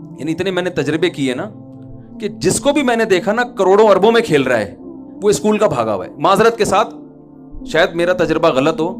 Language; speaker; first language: Urdu; native; Urdu